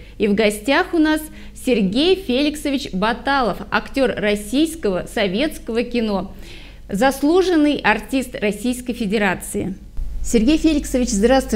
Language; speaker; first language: Russian; native; Russian